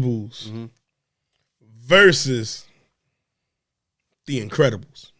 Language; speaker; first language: English; native; English